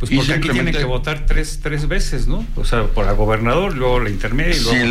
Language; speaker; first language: Spanish; native; Spanish